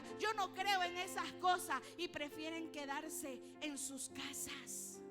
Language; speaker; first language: Spanish; native; Spanish